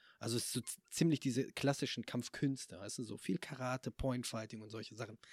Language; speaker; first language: German; native; German